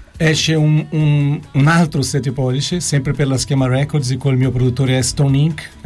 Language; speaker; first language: Italian; non-native, fluent; Portuguese